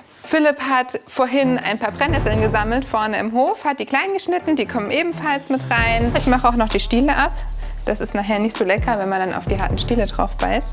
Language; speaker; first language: German; native; German